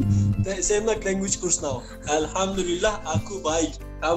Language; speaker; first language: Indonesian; non-native, learner; Turkish